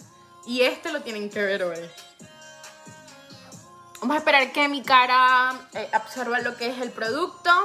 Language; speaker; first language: Spanish; native; Spanish